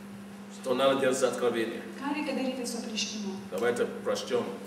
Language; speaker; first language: Russian; non-native, fluent; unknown